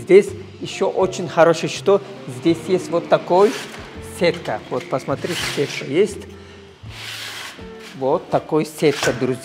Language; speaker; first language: Russian; non-native, learner; Turkish